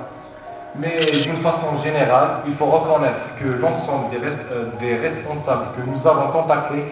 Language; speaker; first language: French; non-native, local second language; Arabic